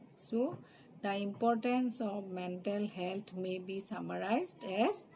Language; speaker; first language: English; non-native, local second language; Assamese